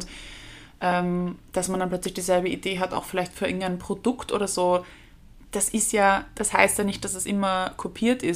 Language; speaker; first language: German; native; German